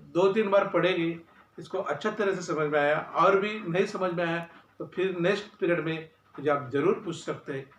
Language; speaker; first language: Hindi; non-native, local second language; Marathi